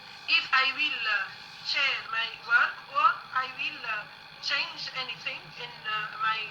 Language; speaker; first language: English; non-native, learner; Arabic